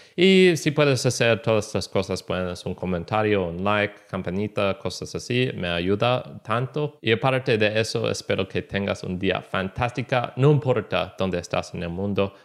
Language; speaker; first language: Spanish; non-native, fluent; English